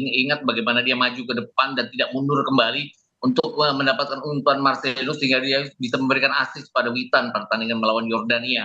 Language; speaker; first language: Indonesian; native; Indonesian